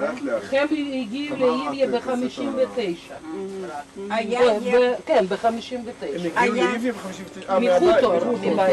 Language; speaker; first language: Hebrew; non-native, learner; Russian